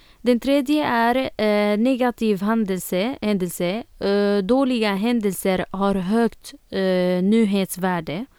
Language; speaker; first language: Swedish; non-native, fluent; Arabic